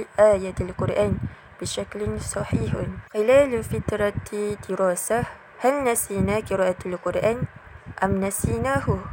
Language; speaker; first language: Arabic; non-native, learner; Malay